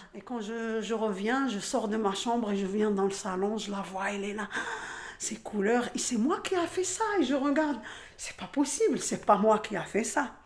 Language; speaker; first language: French; non-native, local second language; Arabic